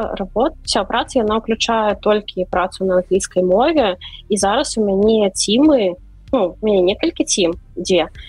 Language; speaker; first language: Belarusian; non-native, local second language; Russian